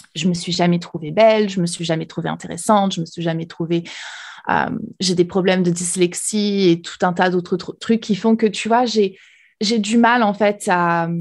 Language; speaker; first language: French; native; French